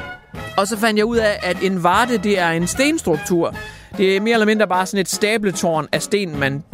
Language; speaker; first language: Danish; native; Danish